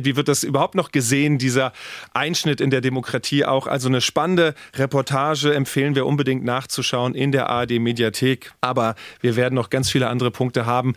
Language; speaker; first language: German; native; German